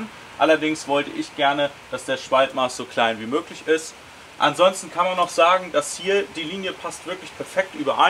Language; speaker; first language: German; native; German